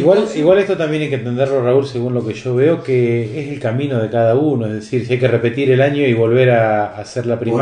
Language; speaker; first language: Spanish; native; Spanish